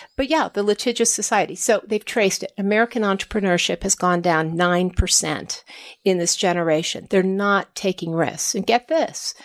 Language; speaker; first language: English; native; English